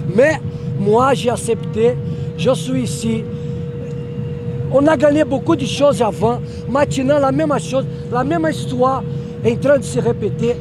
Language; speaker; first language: French; non-native, learner; Portuguese